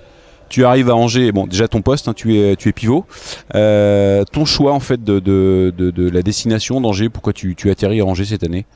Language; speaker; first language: French; native; French